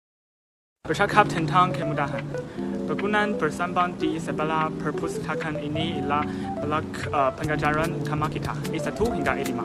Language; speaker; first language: Indonesian; non-native, learner; Chinese